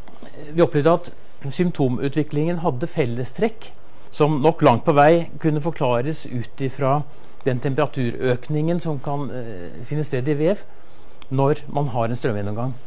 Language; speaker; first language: Norwegian; native; Norwegian